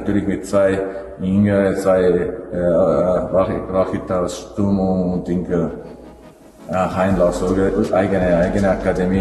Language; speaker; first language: German; non-native, fluent; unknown